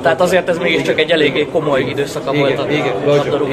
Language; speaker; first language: Hungarian; native; Hungarian